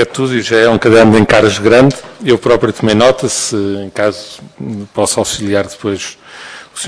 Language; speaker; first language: Portuguese; native; Portuguese